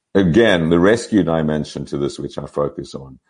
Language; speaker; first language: English; native; English